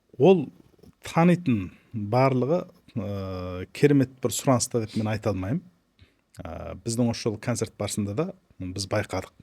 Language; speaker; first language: Kazakh; early bilingual, heritage; Kazakh